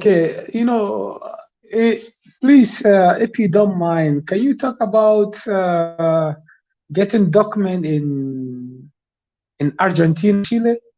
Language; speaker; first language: English; non-native, fluent; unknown